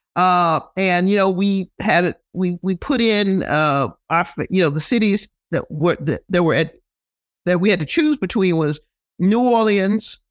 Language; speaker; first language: English; native; English